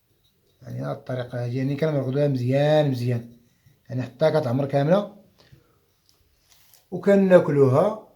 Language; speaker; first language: Arabic; native; Arabic